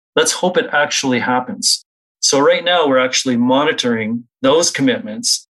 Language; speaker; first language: English; native; English